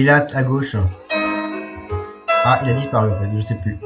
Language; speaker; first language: French; native; French